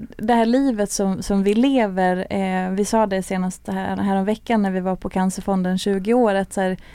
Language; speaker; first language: Swedish; native; Swedish